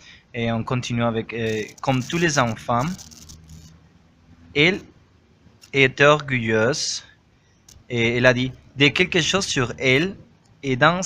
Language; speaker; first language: French; non-native, learner; Spanish